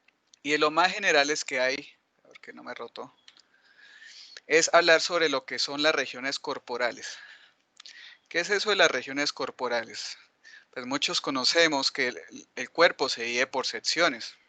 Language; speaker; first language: Spanish; native; Spanish